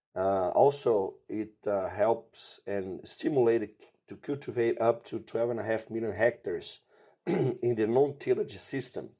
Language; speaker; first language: English; non-native, fluent; Portuguese